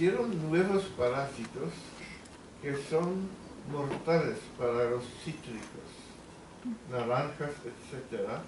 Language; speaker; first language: Spanish; non-native, fluent; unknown